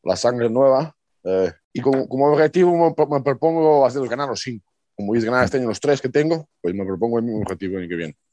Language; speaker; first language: Spanish; early bilingual, other home language; Portuguese